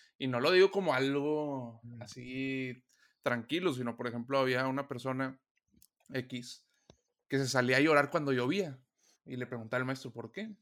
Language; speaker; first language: Spanish; native; Spanish